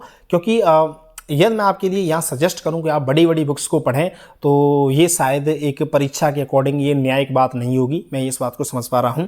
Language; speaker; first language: Hindi; native; Hindi